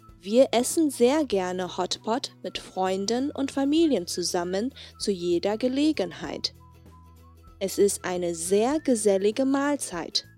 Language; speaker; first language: German; non-native, fluent; Chinese